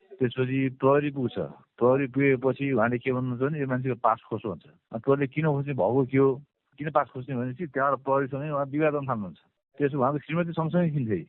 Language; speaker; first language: Nepali; native; Nepali